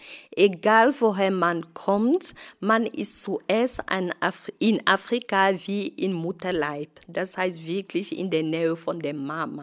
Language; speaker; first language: German; non-native, fluent; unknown